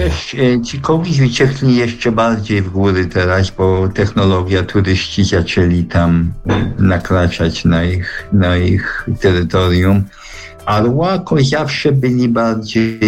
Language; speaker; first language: Polish; early bilingual, heritage; Polish